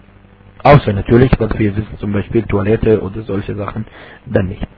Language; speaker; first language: German; non-native, fluent; Arabic